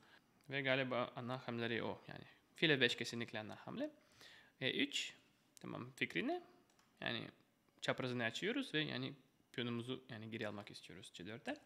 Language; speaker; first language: Turkish; non-native, fluent; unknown